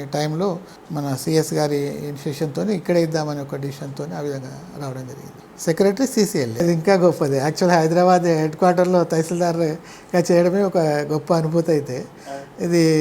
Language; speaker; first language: Telugu; native; Telugu